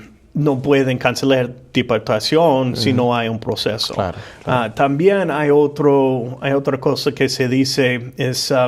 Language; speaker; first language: Spanish; non-native, fluent; English